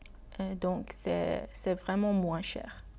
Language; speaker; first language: French; non-native, learner; Persian